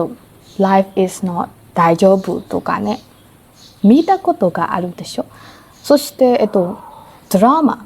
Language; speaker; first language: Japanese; non-native, learner; Burmese